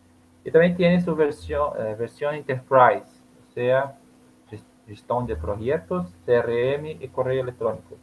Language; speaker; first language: Spanish; non-native, learner; Portuguese